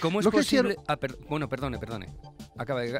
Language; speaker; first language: Spanish; native; Spanish